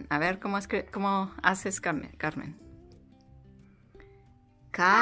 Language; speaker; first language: Spanish; native; Spanish